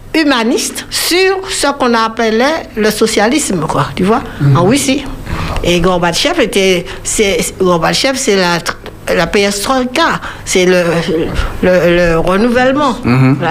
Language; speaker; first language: French; native; French